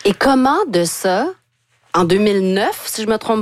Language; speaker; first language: French; native; French